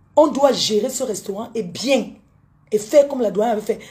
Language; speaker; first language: French; native; French